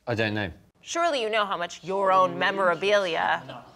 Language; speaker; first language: English; native; English